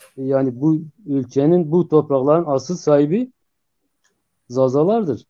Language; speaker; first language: Turkish; non-native, local second language; Zaza